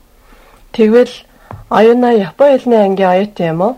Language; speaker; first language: Mongolian; native; Mongolian